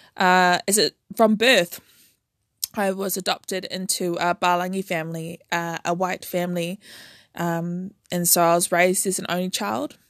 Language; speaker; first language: English; native; English